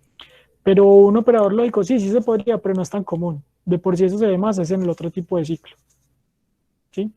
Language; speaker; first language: Spanish; native; Spanish